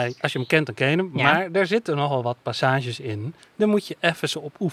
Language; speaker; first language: Dutch; native; Dutch